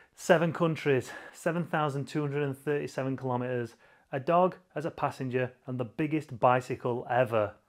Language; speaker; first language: English; native; English